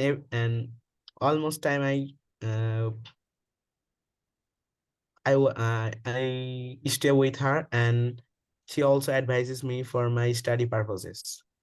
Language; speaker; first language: English; non-native, learner; Bangla